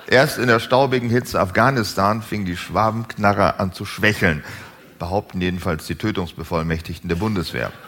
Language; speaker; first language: German; native; German